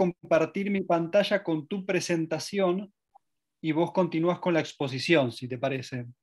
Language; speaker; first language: Spanish; native; Spanish